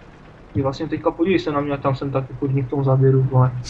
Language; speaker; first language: Czech; native; Czech